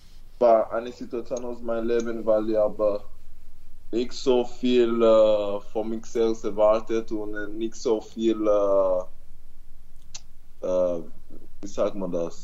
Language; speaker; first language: German; non-native, learner; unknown